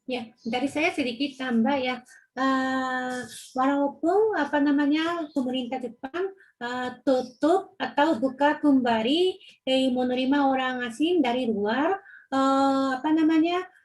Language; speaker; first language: Indonesian; non-native, fluent; Japanese